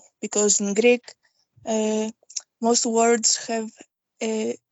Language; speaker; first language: English; non-native, fluent; Greek